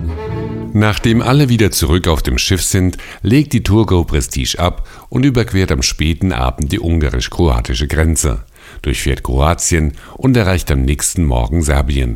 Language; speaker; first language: German; native; German